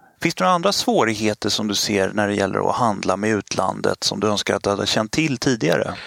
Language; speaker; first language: Swedish; native; Swedish